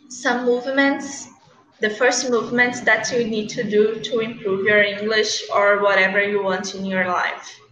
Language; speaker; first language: English; non-native, learner; Portuguese